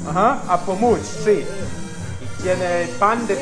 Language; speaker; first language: Spanish; non-native, learner; German